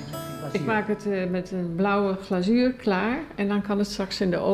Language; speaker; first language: Dutch; native; Dutch